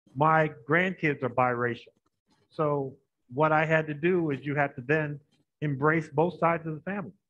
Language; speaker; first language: English; native; English